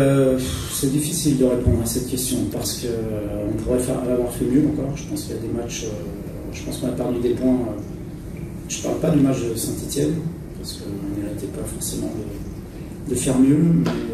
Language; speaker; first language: French; native; French